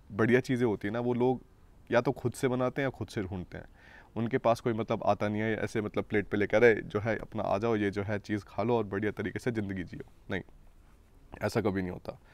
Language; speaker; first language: Hindi; native; Hindi